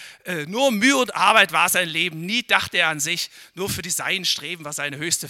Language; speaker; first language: German; native; German